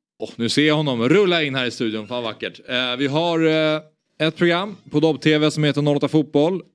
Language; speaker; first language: Swedish; native; Swedish